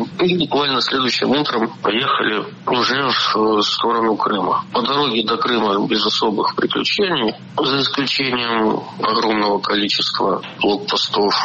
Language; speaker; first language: Russian; native; Russian